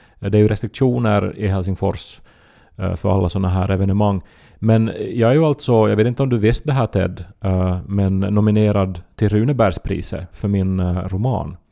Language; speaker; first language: Swedish; native; Swedish